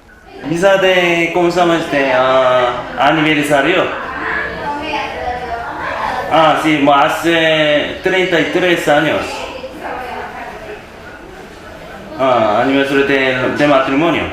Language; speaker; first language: Spanish; non-native, learner; Korean